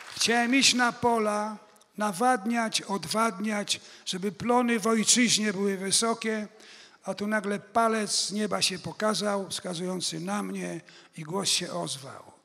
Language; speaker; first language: Polish; native; Polish